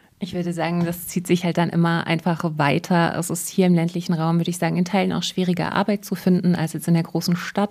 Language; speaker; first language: German; native; German